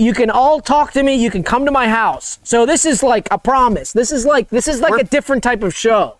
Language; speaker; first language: English; native; English